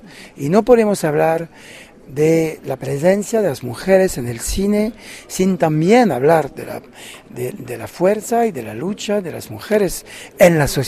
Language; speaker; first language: Spanish; non-native, fluent; French